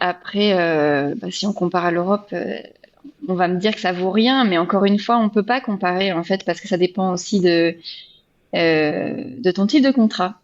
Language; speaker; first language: French; native; French